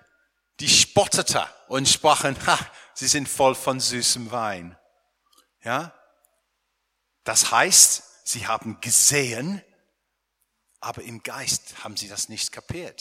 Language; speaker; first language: German; non-native, fluent; English